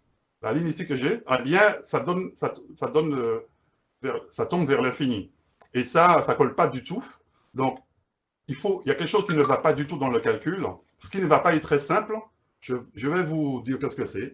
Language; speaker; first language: French; native; French